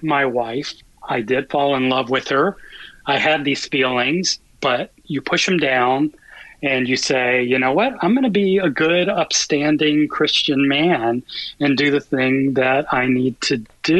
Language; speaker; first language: English; native; English